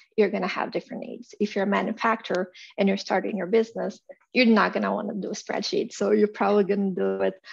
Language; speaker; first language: English; non-native, fluent; Portuguese